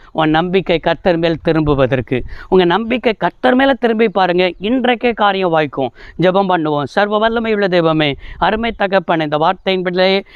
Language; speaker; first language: Tamil; native; Tamil